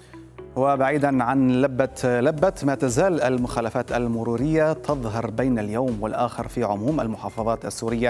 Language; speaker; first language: Arabic; native; Arabic